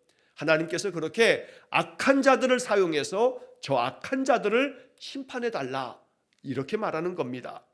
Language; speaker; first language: Korean; native; Korean